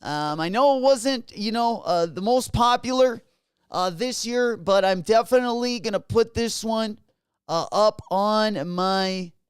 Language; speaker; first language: English; native; English